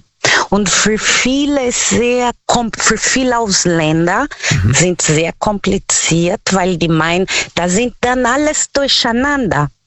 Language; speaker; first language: German; non-native, fluent; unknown